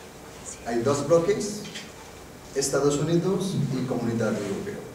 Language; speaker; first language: Spanish; non-native, fluent; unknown